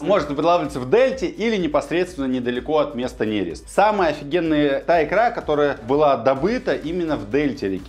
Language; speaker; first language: Russian; native; Russian